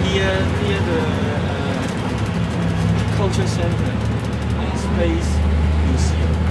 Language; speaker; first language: English; non-native, learner; Chinese